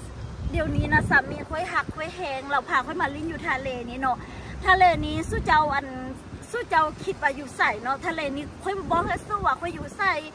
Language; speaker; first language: Chinese; non-native, learner; Hmong